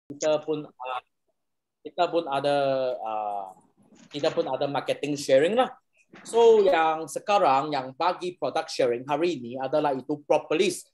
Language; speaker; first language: Malay; non-native, local second language; Chinese